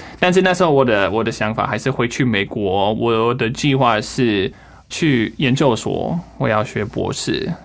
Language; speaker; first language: Chinese; non-native, fluent; English